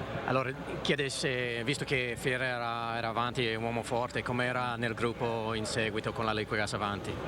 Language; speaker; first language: Italian; native; Italian